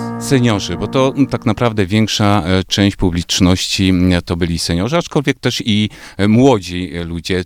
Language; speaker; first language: Polish; native; Polish